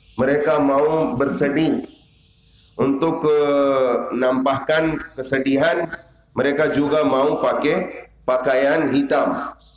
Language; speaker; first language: Indonesian; non-native, learner; Urdu